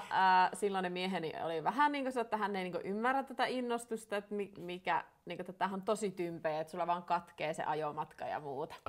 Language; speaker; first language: Finnish; native; Finnish